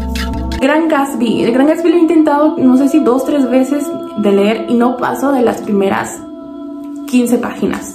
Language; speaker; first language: Spanish; native; Spanish